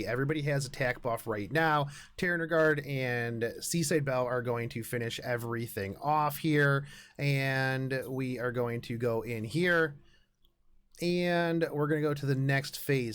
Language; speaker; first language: English; native; English